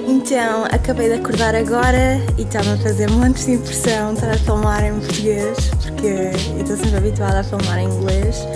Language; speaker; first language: Portuguese; early bilingual, heritage; Portuguese